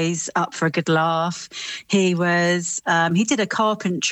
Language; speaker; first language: English; native; English